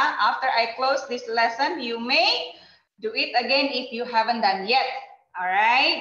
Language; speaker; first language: English; non-native, fluent; Indonesian